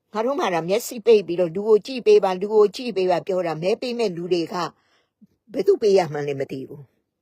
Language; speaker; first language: Burmese; native; Burmese